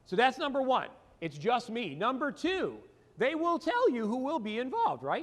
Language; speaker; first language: English; native; English